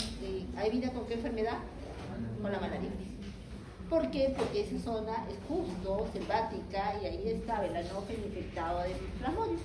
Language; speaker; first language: Spanish; native; Spanish